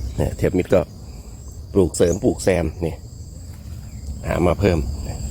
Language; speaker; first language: Thai; native; Thai